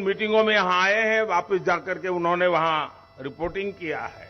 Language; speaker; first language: Hindi; non-native, local second language; Gujarati